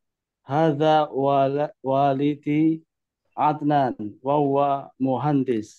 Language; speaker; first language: Arabic; non-native, learner; Indonesian